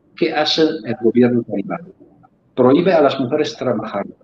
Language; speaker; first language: Spanish; non-native, fluent; Polish